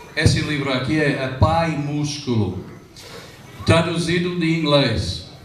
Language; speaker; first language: Portuguese; non-native, fluent; English